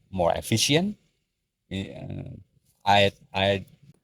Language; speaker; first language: English; non-native, learner; Indonesian